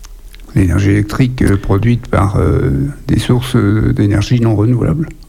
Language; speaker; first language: French; native; French